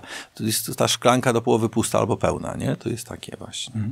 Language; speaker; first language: Polish; native; Polish